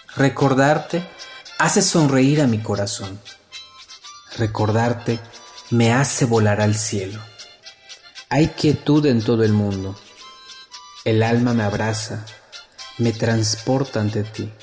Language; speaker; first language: Spanish; native; Spanish